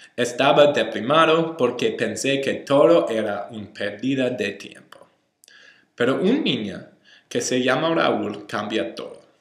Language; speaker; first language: Spanish; non-native, learner; English